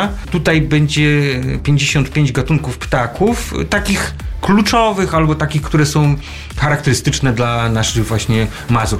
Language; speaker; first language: Polish; native; Polish